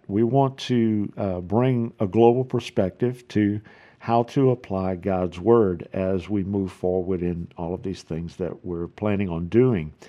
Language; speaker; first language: English; native; English